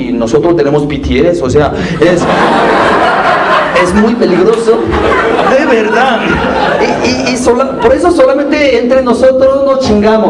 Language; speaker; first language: Spanish; non-native, fluent; Korean